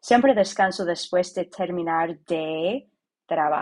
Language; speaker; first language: Spanish; non-native, fluent; English